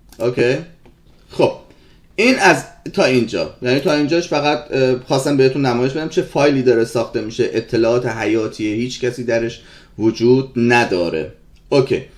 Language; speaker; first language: Persian; early bilingual, heritage; Persian